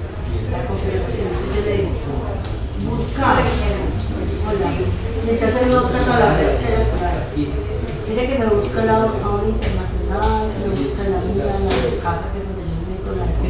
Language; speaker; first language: Spanish; native; Spanish